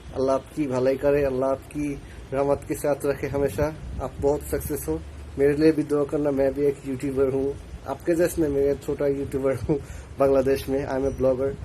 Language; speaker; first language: Urdu; non-native, learner; Bangla